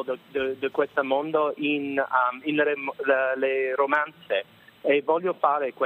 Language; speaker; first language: Italian; non-native, learner; English